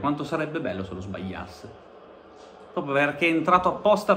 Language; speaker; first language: Italian; native; Italian